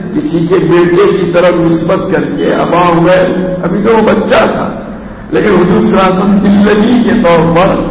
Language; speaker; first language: Urdu; non-native, local second language; Gujarati